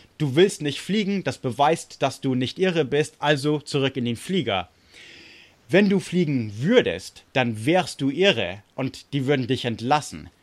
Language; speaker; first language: German; non-native, fluent; English